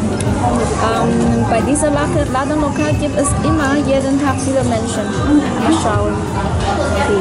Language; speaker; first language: German; non-native, learner; Chinese